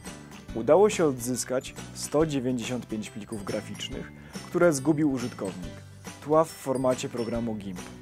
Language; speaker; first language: Polish; native; Polish